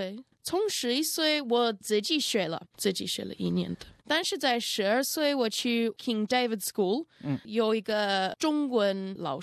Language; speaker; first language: Chinese; non-native, learner; Russian